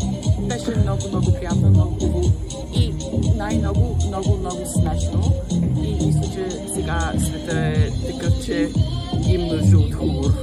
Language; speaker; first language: Bulgarian; early bilingual, heritage; Bulgarian